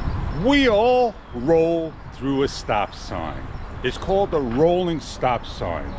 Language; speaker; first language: English; native; English